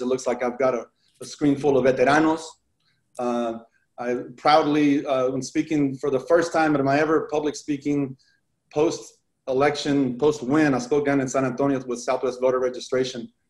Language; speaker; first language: English; early bilingual, other home language; Spanish